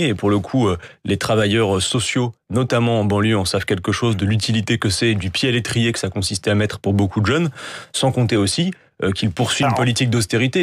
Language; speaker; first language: French; native; French